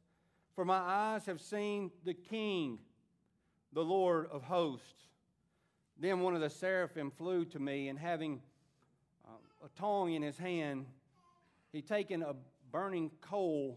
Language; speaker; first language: English; native; English